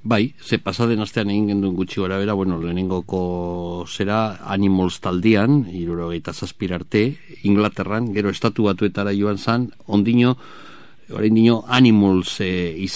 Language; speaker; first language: Basque; native; Basque